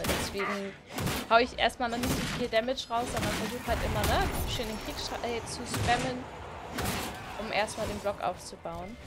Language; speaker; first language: German; native; German